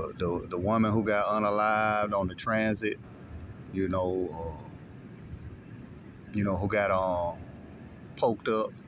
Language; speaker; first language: English; native; English